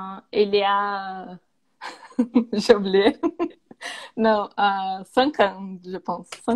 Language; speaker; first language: French; non-native, learner; Portuguese